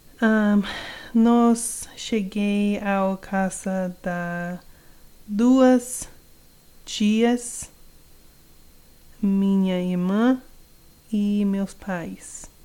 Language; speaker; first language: Portuguese; non-native, learner; English